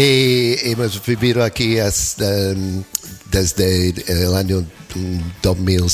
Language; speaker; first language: Spanish; non-native, fluent; English